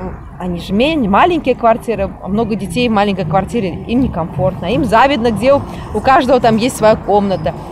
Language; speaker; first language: Russian; native; Russian